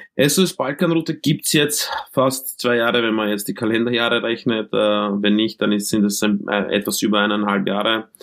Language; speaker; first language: German; early bilingual, other home language; Croatian